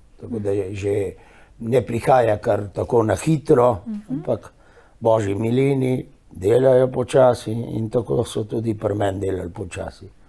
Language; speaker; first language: Slovenian; early bilingual, heritage; Slovenian